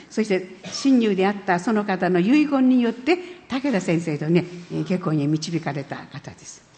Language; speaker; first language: Japanese; native; Japanese